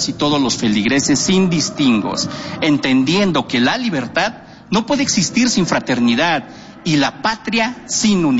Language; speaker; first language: Spanish; non-native, local second language; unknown